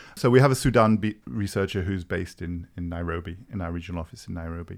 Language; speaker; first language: English; native; English